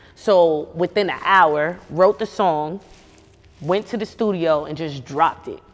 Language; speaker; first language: English; native; English